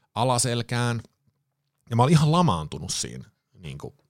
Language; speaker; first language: Finnish; early bilingual, heritage; Finnish